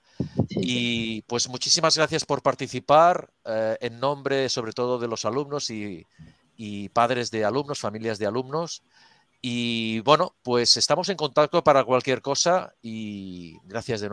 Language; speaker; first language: Spanish; native; Spanish